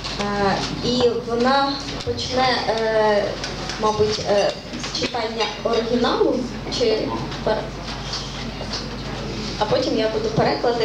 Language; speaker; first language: Ukrainian; native; Ukrainian